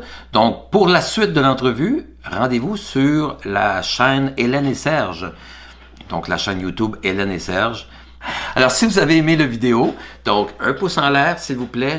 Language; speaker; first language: French; native; French